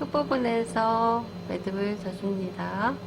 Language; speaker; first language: Korean; native; Korean